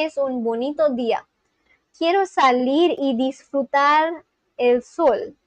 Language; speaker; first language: Spanish; non-native, learner; Bangla